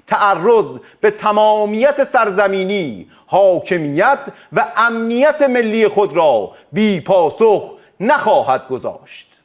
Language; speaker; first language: Persian; native; Persian